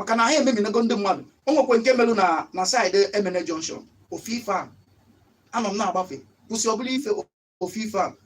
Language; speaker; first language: Igbo; native; Igbo